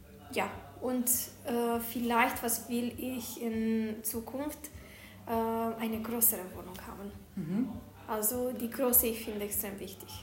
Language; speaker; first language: German; non-native, learner; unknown